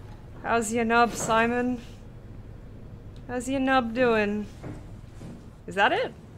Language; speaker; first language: English; native; English